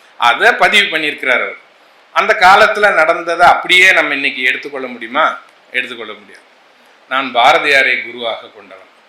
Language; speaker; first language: Tamil; native; Tamil